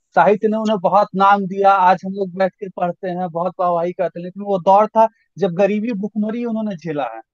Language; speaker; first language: Hindi; native; Hindi